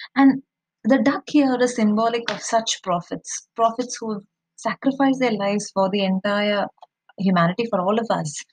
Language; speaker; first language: English; non-native, local second language; Malayalam